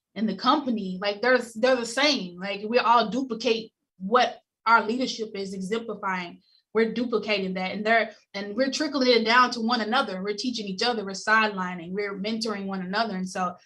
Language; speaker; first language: English; native; English